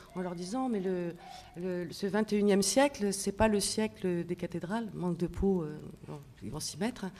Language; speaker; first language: French; native; French